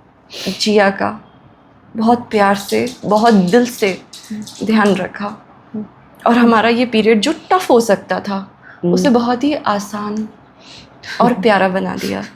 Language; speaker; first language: Hindi; native; Hindi